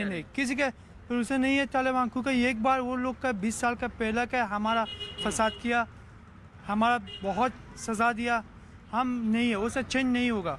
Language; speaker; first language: Hindi; non-native, learner; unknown